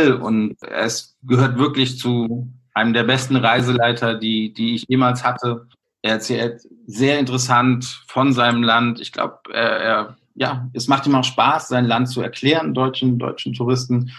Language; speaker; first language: German; native; German